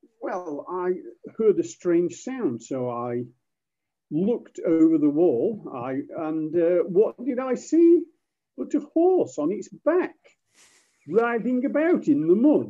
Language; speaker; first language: English; native; English